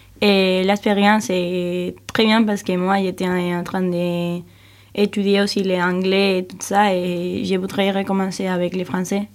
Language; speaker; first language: French; non-native, learner; Spanish